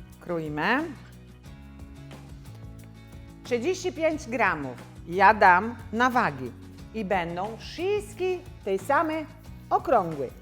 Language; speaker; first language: Polish; non-native, learner; Italian